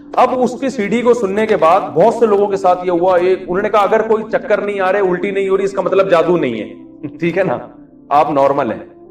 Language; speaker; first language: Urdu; native; Urdu